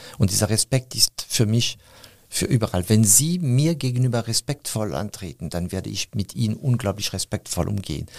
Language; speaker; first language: German; non-native, fluent; French